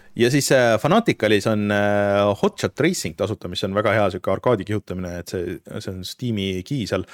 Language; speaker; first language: Estonian; native; Estonian